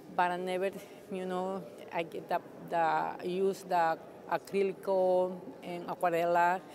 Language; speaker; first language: English; non-native, learner; Spanish